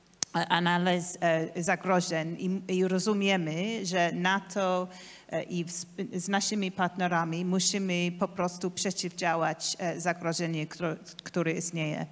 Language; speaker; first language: Polish; non-native, learner; English